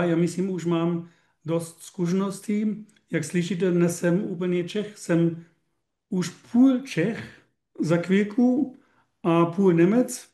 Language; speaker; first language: Czech; non-native, learner; German